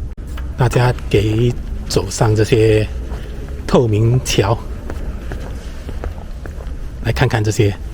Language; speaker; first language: Chinese; native; Chinese